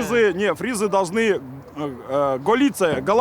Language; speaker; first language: Russian; native; Russian